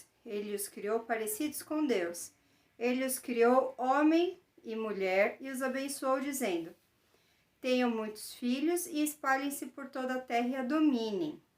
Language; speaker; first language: Portuguese; native; Portuguese